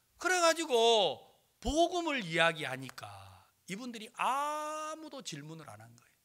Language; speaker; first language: Korean; native; Korean